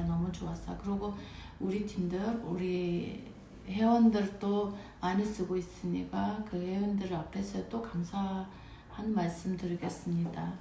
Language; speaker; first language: Korean; non-native, fluent; Mongolian